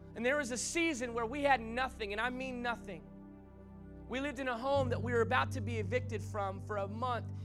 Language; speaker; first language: English; native; English